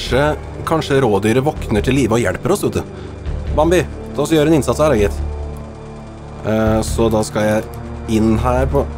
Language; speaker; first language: Norwegian; native; Norwegian